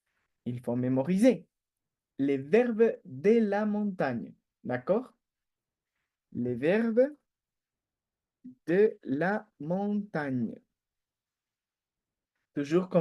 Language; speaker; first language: French; non-native, fluent; Spanish